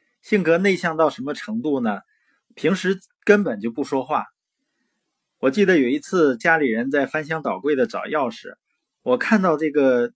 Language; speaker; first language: Chinese; native; Chinese